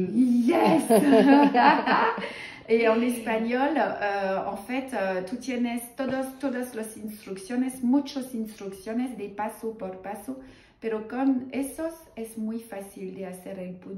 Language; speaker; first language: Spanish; non-native, learner; French